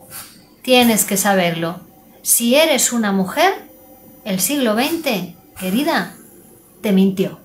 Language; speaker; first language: Spanish; native; Spanish